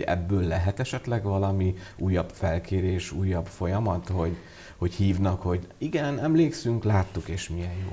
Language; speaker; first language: Hungarian; native; Hungarian